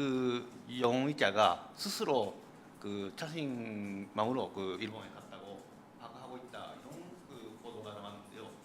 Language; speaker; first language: Korean; non-native, fluent; Japanese